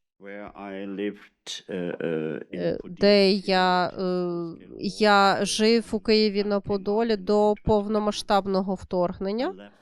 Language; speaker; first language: Ukrainian; non-native, learner; German